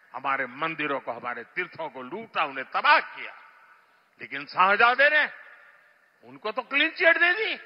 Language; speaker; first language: Hindi; non-native, local second language; Gujarati